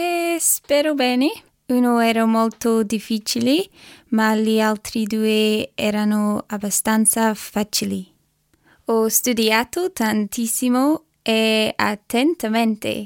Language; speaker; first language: Italian; non-native, learner; English